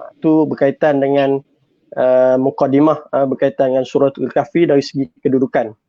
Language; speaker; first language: Malay; native; Malay